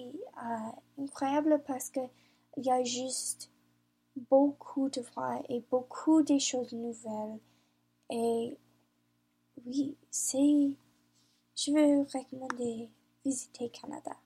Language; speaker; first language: French; non-native, learner; English